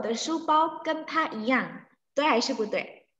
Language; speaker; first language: Chinese; non-native, fluent; Indonesian